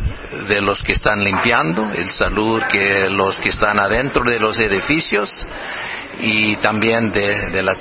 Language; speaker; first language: Spanish; non-native, fluent; English